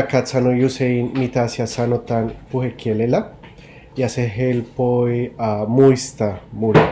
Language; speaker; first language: Finnish; non-native, learner; Spanish